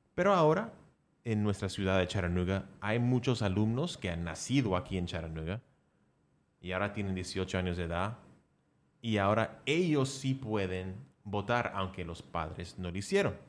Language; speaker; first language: Spanish; early bilingual, heritage; Spanish